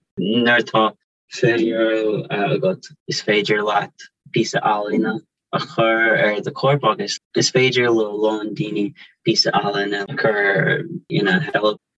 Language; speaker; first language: Irish; non-native, local second language; English